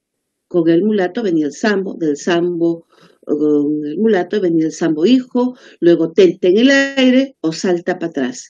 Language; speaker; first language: Spanish; native; Spanish